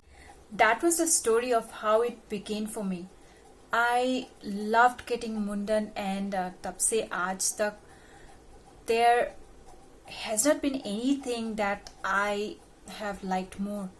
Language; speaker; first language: English; non-native, local second language; Hindi